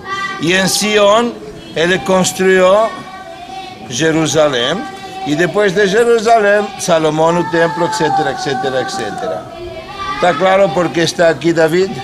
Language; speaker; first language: Portuguese; non-native, fluent; Spanish